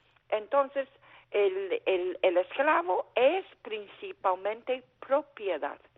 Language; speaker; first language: Spanish; non-native, fluent; Chinese